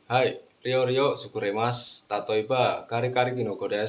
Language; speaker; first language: Japanese; non-native, learner; Indonesian